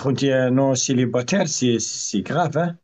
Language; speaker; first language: French; non-native, learner; Arabic